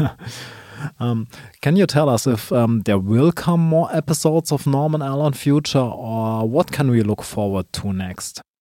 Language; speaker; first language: English; non-native, fluent; German